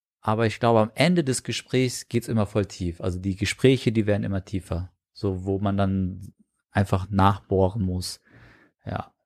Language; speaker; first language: German; native; German